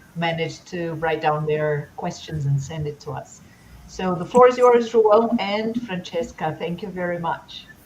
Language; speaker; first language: English; non-native, fluent; Portuguese